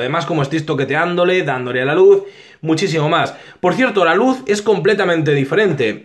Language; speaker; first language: Spanish; native; Spanish